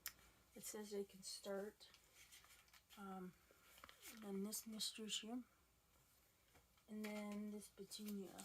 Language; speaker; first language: English; native; English